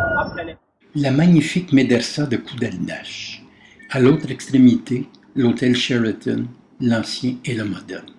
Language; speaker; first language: French; native; French